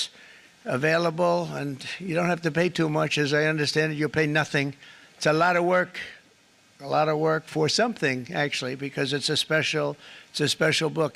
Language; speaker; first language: English; native; English